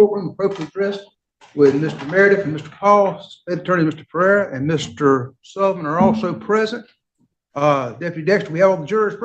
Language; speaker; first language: English; native; English